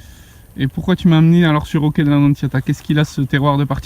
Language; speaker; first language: French; native; French